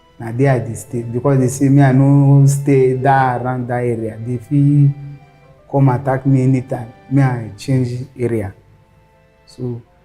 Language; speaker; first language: Nigerian Pidgin; non-native, local second language; Hausa